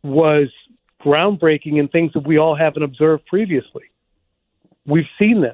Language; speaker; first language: English; native; English